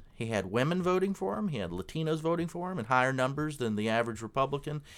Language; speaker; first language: English; native; English